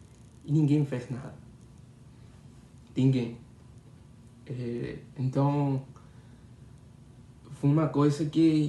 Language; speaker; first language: Portuguese; non-native, learner; Spanish